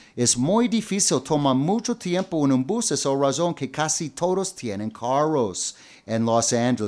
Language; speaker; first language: Spanish; non-native, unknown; English